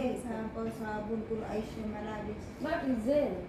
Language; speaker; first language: Arabic; non-native, learner; Indonesian